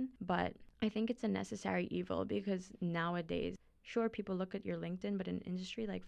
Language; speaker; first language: English; non-native, local second language; Filipino